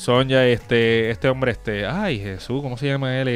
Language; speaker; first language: Spanish; native; Spanish